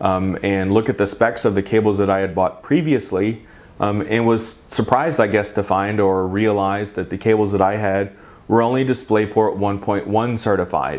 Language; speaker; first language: English; native; English